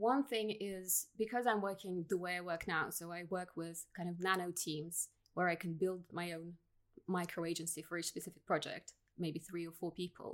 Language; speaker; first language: English; non-native, fluent; Russian